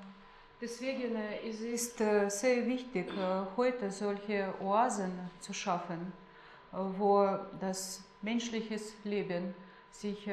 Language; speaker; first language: German; non-native, fluent; Russian